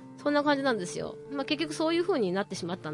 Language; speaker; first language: Japanese; native; Japanese